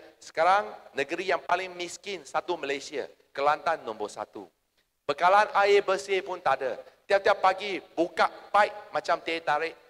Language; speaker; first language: Malay; native; Malay